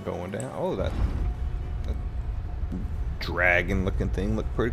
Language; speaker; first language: English; native; English